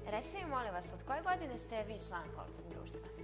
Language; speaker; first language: Serbian; native; Serbian